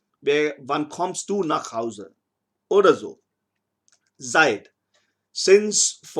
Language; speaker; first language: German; non-native, fluent; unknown